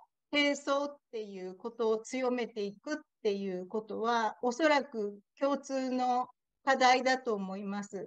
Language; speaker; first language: Japanese; native; Japanese